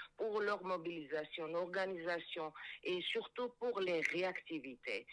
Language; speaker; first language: French; non-native, fluent; Georgian